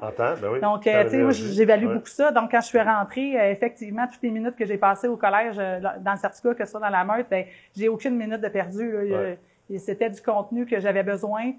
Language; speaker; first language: French; native; French